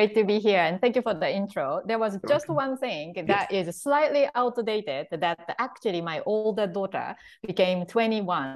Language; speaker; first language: English; non-native, fluent; Japanese